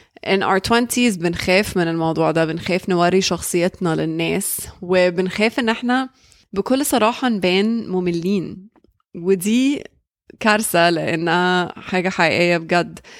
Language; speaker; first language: Arabic; early bilingual, heritage; Arabic